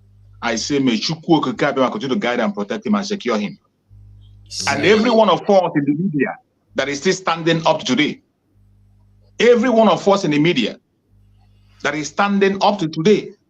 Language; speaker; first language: English; non-native, local second language; Igbo